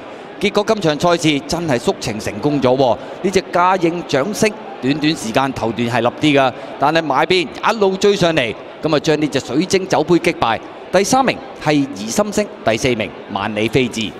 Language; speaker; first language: Cantonese; native; Cantonese